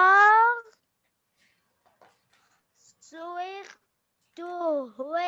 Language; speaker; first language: French; non-native, learner; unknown